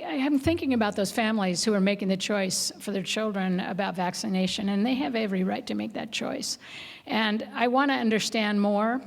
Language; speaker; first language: English; native; English